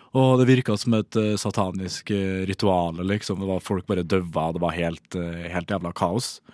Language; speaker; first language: Norwegian; native; Norwegian